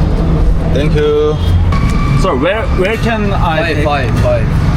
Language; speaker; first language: English; non-native, learner; Korean